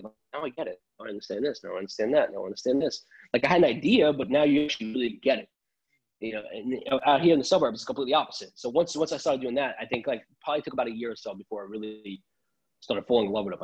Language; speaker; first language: English; early bilingual, other home language; Italian